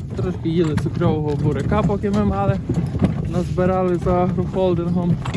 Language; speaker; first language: Ukrainian; native; Ukrainian